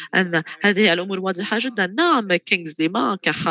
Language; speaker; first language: Arabic; non-native, fluent; Tigrinya